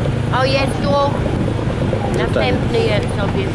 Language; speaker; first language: Polish; native; Polish